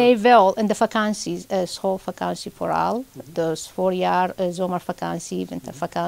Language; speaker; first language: Dutch; non-native, fluent; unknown